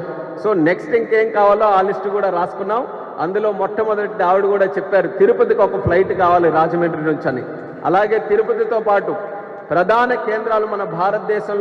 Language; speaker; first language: Telugu; native; Telugu